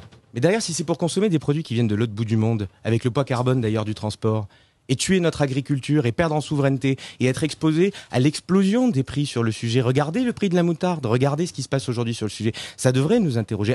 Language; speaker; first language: French; native; French